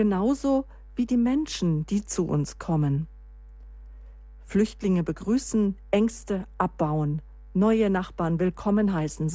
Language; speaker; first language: German; native; German